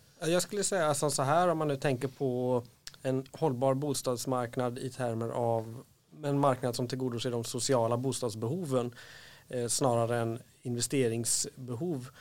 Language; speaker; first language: Swedish; native; Swedish